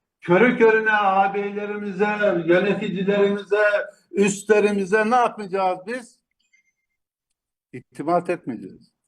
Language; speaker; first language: Turkish; native; Turkish